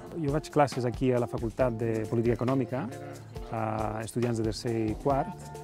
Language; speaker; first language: Catalan; non-native, fluent; Greek